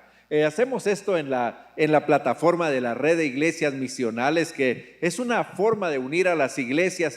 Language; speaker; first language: Spanish; native; Spanish